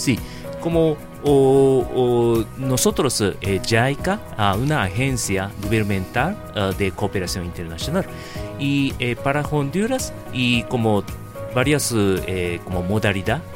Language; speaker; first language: Spanish; non-native, learner; Japanese